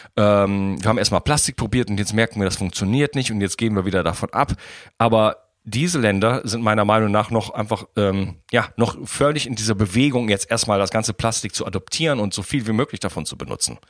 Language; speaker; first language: German; native; German